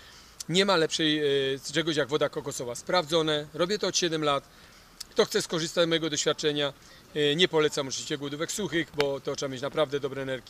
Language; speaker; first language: Polish; native; Polish